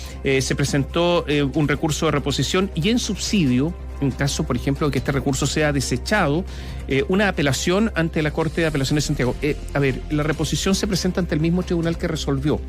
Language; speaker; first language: Spanish; native; Spanish